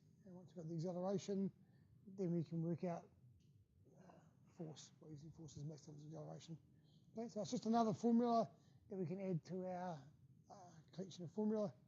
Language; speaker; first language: English; native; English